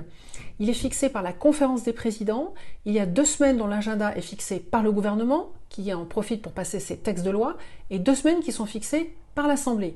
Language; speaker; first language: French; native; French